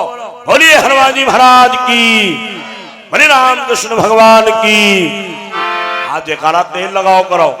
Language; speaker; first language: Hindi; native; Hindi